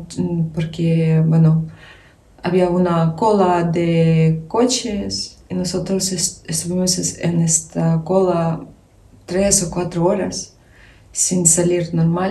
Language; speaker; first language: Spanish; non-native, fluent; Ukrainian